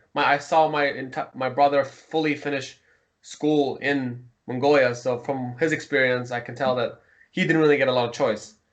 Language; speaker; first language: English; early bilingual, heritage; Mongolian